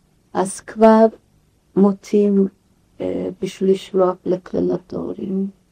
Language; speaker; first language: Hebrew; non-native, fluent; Yiddish